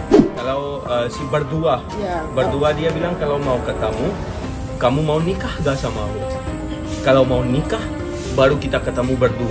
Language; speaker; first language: Indonesian; non-native, fluent; Hindi